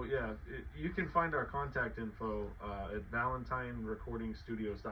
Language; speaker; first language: English; native; English